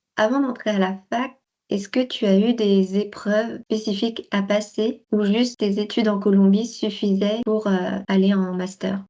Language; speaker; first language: French; native; French